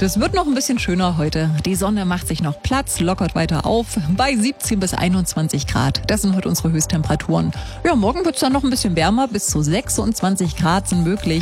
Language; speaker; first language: German; native; German